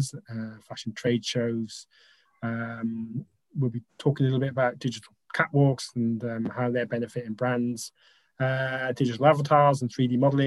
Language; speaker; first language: English; native; English